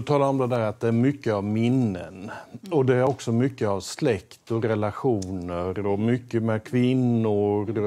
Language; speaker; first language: Swedish; native; Swedish